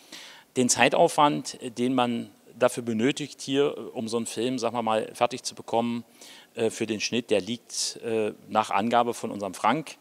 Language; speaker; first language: German; native; German